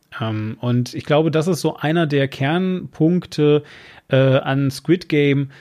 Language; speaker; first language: German; native; German